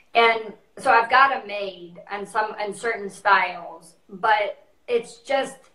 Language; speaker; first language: English; native; English